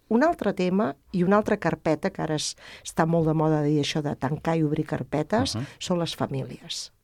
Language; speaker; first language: Catalan; native; Catalan